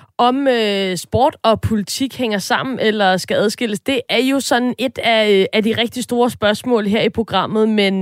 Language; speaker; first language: Danish; native; Danish